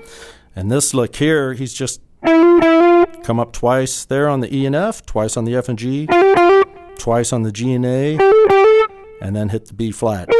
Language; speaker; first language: English; native; English